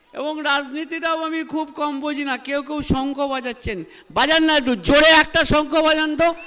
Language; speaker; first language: Bangla; native; Bangla